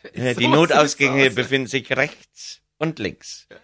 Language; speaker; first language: German; native; German